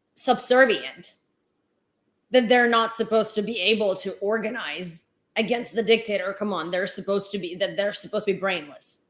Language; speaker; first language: English; non-native, fluent; Ukrainian